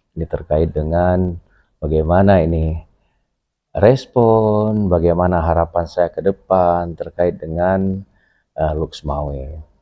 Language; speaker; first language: Indonesian; native; Indonesian